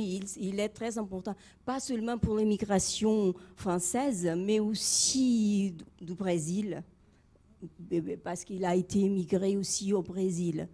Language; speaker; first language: French; non-native, fluent; Portuguese